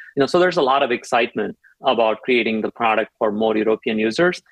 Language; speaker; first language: English; non-native, local second language; Tamil